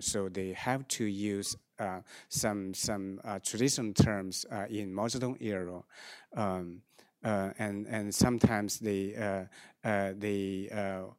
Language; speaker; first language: English; non-native, fluent; Chinese